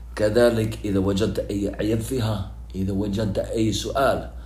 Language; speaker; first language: Arabic; non-native, learner; English